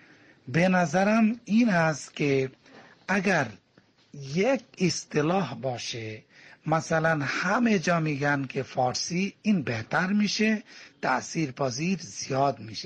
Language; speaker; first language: Persian; non-native, fluent; Bangla